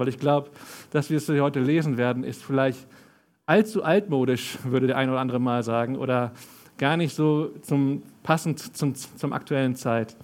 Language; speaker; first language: German; native; German